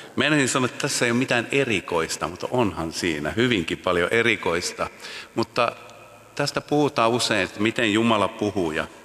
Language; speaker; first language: Finnish; non-native, local second language; Swedish